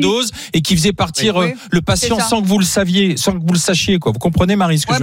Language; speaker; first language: French; native; French